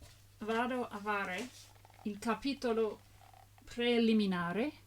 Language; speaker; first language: Italian; non-native, fluent; English